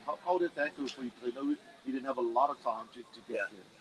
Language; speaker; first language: English; native; English